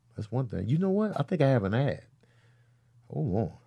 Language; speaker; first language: English; early bilingual, other home language; Yoruba